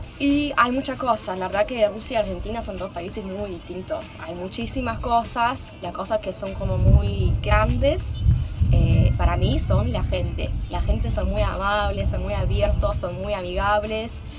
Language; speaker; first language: Spanish; non-native, fluent; Russian